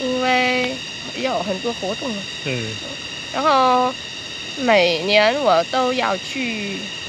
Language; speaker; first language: Chinese; non-native, learner; Vietnamese